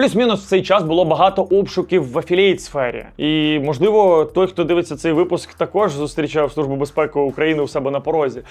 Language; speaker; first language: Ukrainian; native; Ukrainian